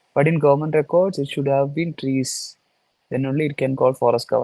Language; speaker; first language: English; non-native, local second language; Malayalam